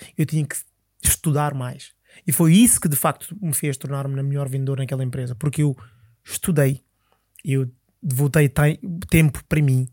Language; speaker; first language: Portuguese; early bilingual, other home language; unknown